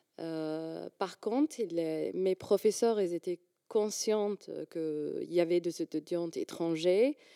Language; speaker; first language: French; non-native, fluent; Arabic